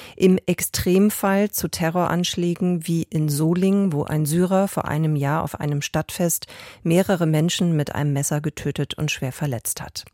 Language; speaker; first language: German; native; German